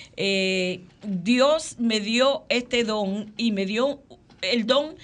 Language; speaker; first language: Spanish; early bilingual, heritage; Spanish